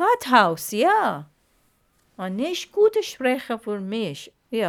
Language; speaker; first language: German; non-native, learner; Arabic